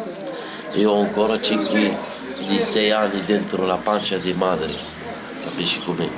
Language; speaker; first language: Italian; non-native, learner; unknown